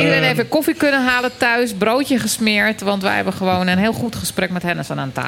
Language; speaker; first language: Dutch; native; Dutch